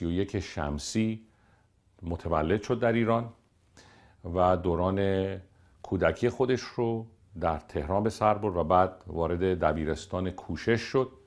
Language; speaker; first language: Persian; native; Persian